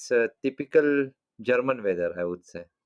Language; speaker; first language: English; non-native, local second language; French